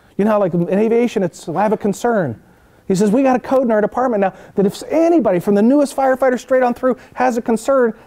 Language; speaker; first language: English; native; English